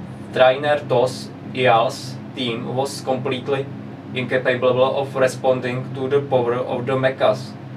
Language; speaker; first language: English; non-native, learner; Czech